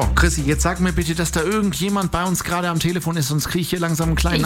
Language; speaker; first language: German; native; German